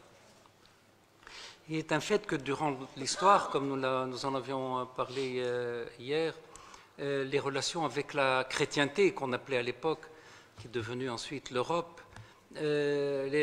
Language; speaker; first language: French; non-native, local second language; Arabic